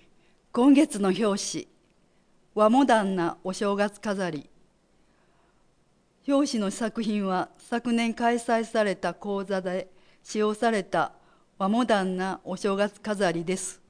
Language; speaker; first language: Japanese; native; Japanese